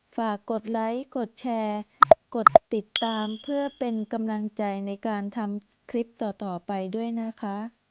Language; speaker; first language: Thai; native; Thai